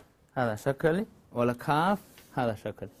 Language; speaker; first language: Arabic; non-native, learner; Chinese